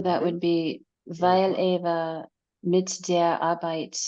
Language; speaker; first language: German; non-native, learner; English